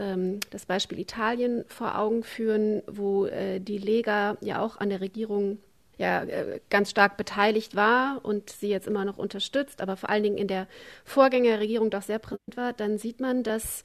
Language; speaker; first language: German; native; German